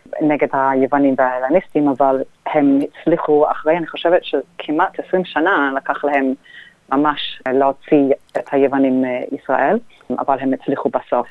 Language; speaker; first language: Hebrew; non-native, fluent; English